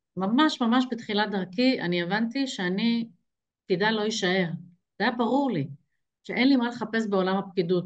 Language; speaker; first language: Hebrew; native; Hebrew